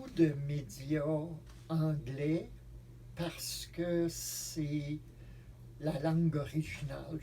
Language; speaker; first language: French; native; French